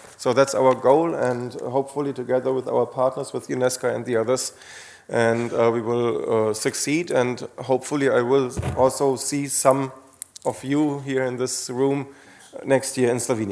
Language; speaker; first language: English; non-native, fluent; Slovenian